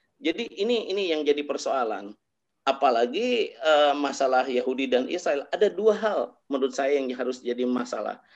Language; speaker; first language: Indonesian; native; Indonesian